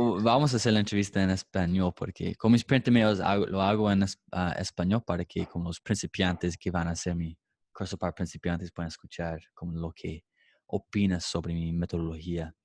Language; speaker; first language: Spanish; non-native, fluent; English